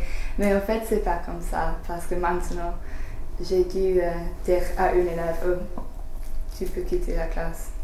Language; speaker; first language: French; non-native, learner; English